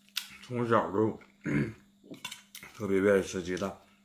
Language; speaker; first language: Chinese; native; Chinese